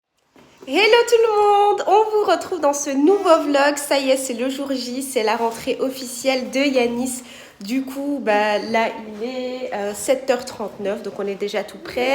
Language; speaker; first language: French; native; French